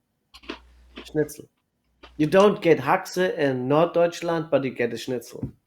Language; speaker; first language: English; non-native, learner; German